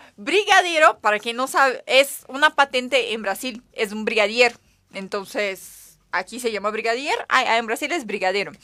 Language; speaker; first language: Spanish; non-native, fluent; Portuguese